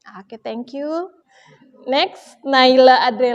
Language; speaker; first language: English; non-native, learner; Indonesian